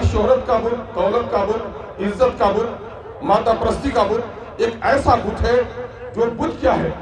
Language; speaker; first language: Urdu; non-native, local second language; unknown